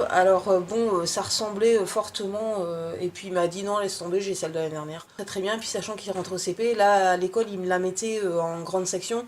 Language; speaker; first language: French; native; French